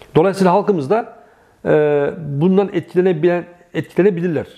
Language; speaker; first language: Turkish; native; Turkish